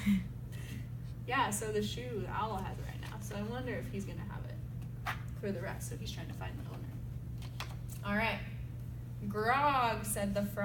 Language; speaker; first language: English; native; English